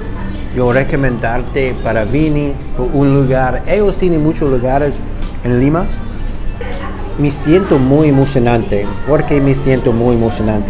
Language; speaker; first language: Spanish; non-native, learner; English